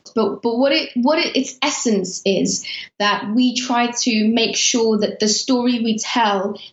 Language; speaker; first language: English; early bilingual, other home language; Persian